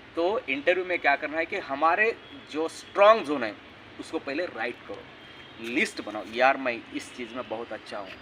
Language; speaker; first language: Hindi; non-native, local second language; Marathi